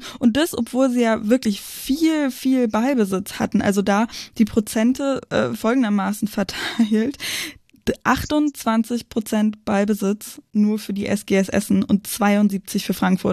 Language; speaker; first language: German; native; German